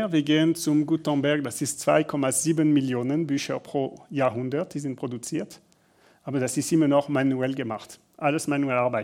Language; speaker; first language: German; non-native, learner; French